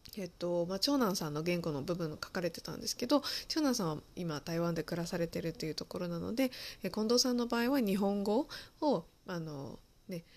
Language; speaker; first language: Japanese; early bilingual, other home language; Chinese